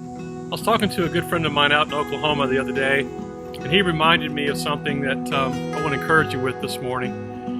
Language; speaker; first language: English; native; English